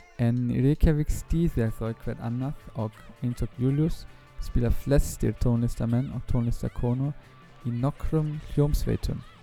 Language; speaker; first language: Icelandic; non-native, learner; German